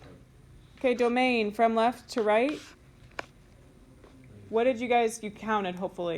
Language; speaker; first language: English; native; English